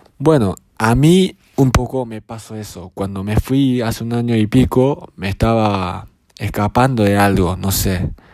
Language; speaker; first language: Spanish; non-native, fluent; Japanese